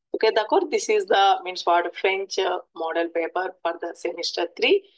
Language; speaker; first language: English; non-native, local second language; Telugu